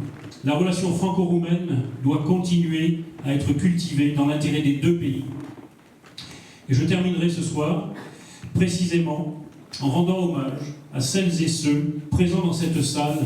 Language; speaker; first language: French; native; French